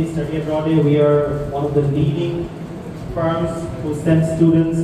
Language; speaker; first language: English; non-native, local second language; Bangla